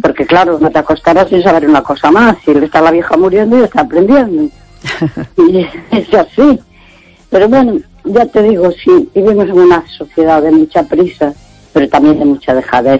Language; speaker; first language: Spanish; native; Spanish